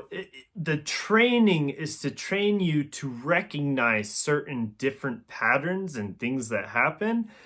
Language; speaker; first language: English; native; English